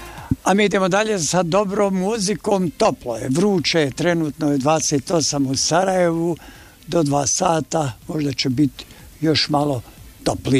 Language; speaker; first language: Serbian; native; Serbian